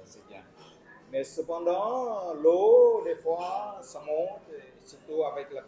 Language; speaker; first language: French; non-native, fluent; Vietnamese